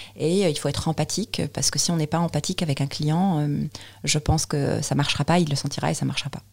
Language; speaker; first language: French; non-native, local second language; Arabic